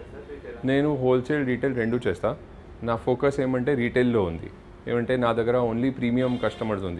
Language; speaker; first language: Telugu; non-native, local second language; Hindi